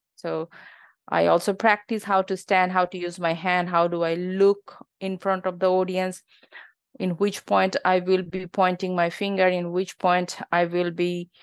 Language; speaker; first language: English; non-native, local second language; Bangla